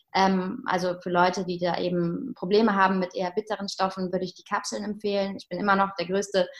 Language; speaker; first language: German; native; German